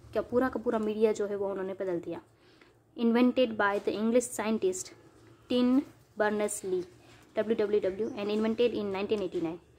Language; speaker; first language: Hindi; non-native, local second language; Gujarati